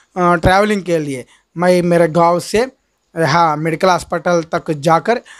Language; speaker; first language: Hindi; non-native, local second language; Telugu